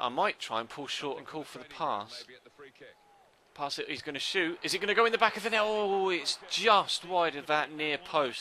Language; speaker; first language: English; native; English